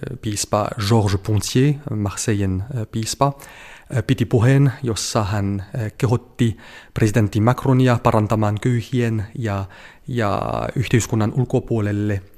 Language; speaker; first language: Finnish; non-native, fluent; French